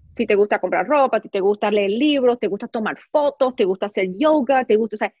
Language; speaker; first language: Spanish; early bilingual, heritage; Spanish